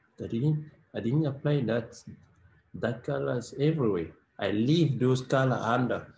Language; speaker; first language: English; non-native, learner; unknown